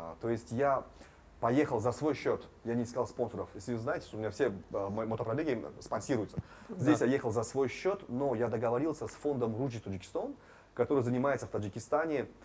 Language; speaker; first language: Russian; non-native, local second language; Tajik